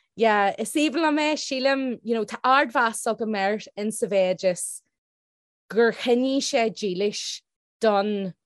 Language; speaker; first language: Irish; non-native, local second language; English